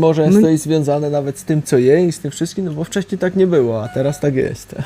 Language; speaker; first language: Polish; early bilingual, heritage; Polish